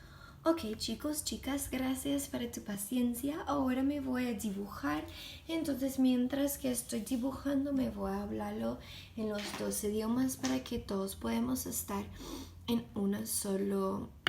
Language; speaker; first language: Spanish; non-native, learner; English